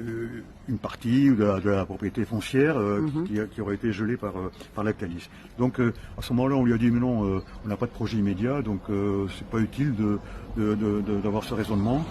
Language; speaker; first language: French; native; French